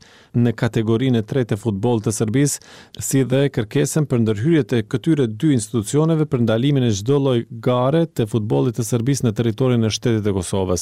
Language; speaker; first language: Albanian; native; Albanian